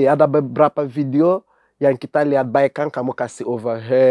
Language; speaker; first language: Indonesian; non-native, fluent; English